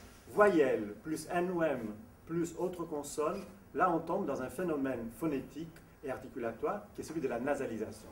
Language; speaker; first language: French; non-native, fluent; Italian